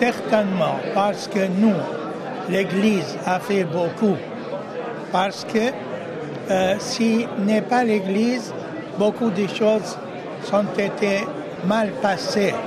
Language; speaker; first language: French; non-native, fluent; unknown